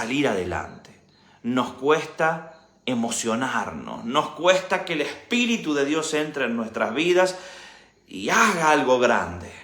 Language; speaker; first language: Spanish; native; Spanish